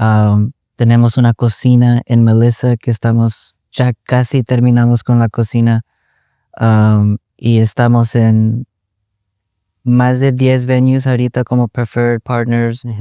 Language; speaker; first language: Spanish; early bilingual, other home language; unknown